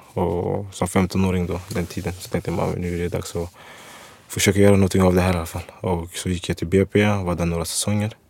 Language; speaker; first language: Swedish; early bilingual, other home language; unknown